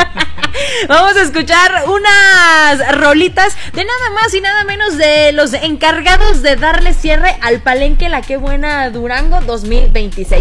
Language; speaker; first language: Spanish; native; Spanish